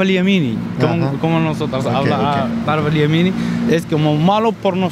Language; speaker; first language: Spanish; non-native, learner; Arabic